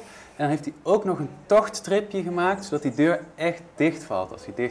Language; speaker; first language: Dutch; native; Dutch